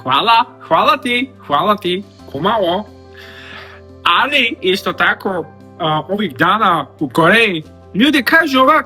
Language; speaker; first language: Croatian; non-native, fluent; Korean